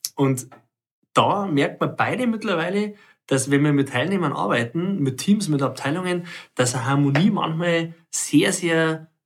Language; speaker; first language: German; native; German